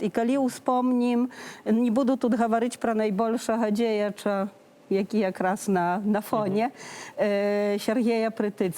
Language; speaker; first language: Polish; non-native, learner; Belarusian